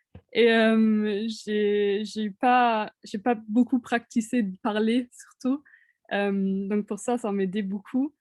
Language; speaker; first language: French; non-native, fluent; German